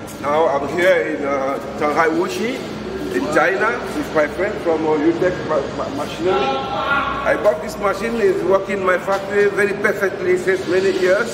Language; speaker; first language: English; non-native, learner; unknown